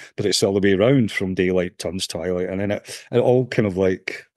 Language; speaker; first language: English; native; English